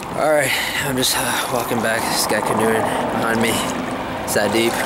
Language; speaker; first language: English; early bilingual, other home language; Spanish